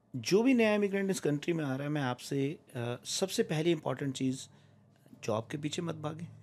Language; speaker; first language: Hindi; native; Hindi